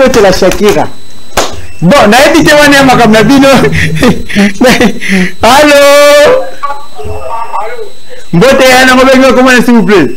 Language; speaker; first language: French; non-native, local second language; Lingala